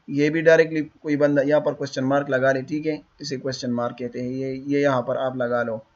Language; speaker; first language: Urdu; non-native, local second language; Pashto